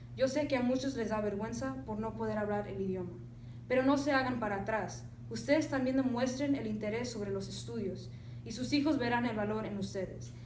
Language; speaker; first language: Spanish; early bilingual, other home language; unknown